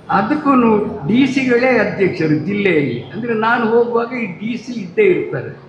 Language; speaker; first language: Kannada; non-native, local second language; Tulu